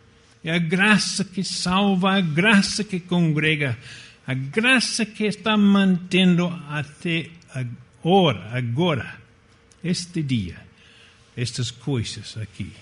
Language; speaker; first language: Portuguese; non-native, fluent; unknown